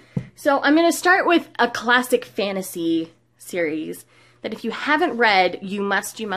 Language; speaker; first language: English; native; English